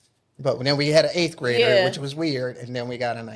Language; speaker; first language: English; native; English